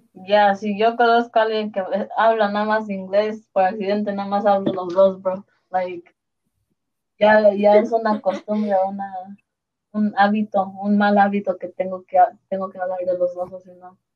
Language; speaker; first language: Spanish; early bilingual, heritage; Spanish